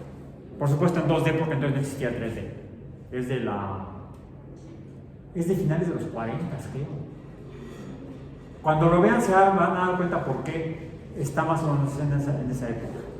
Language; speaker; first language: Spanish; native; Spanish